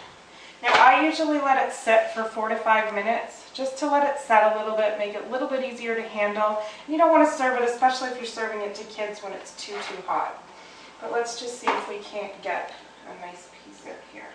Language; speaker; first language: English; native; English